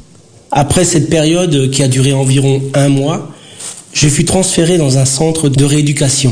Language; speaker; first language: French; early bilingual, other home language; Portuguese